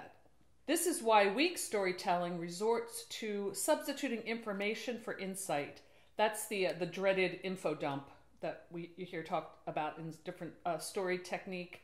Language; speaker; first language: English; native; English